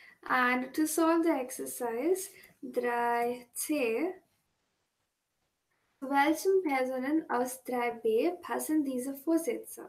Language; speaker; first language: German; non-native, learner; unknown